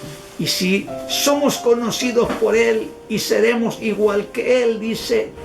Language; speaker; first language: Spanish; native; Spanish